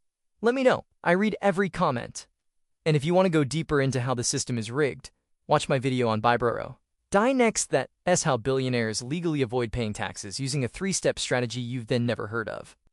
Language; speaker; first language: English; native; English